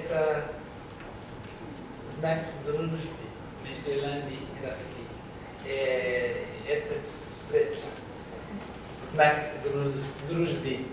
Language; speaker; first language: Russian; non-native, learner; English